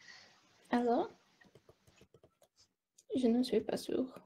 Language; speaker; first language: French; non-native, learner; Slovak